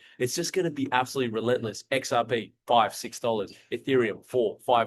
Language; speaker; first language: English; native; English